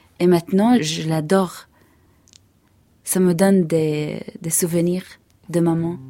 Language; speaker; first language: French; non-native, fluent; Arabic